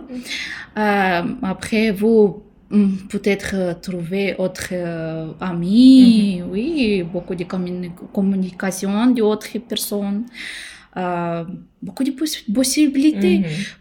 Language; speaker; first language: French; non-native, learner; Romanian